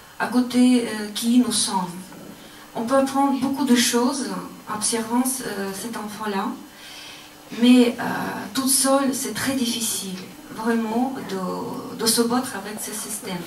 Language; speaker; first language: French; non-native, learner; Russian